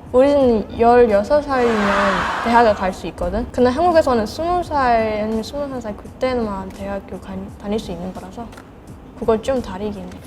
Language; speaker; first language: Korean; non-native, fluent; Burmese